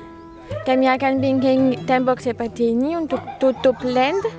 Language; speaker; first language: Indonesian; non-native, learner; French